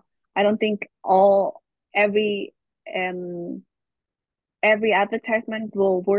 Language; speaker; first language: English; non-native, fluent; German